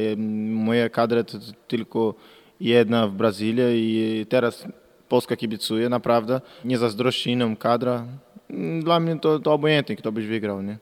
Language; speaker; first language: Polish; non-native, fluent; Portuguese